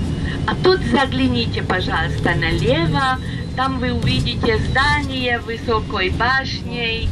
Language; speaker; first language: Russian; non-native, fluent; Hungarian